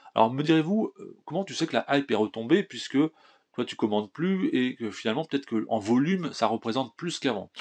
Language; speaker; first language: French; native; French